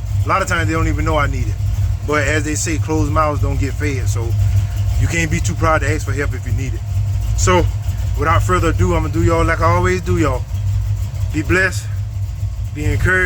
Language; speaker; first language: English; native; English